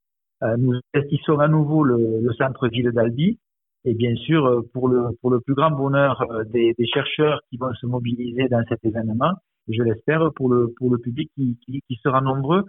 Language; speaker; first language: French; native; French